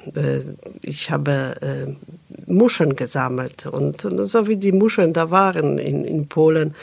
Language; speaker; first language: German; non-native, fluent; Polish